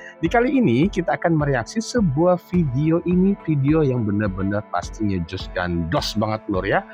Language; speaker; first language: Indonesian; native; Indonesian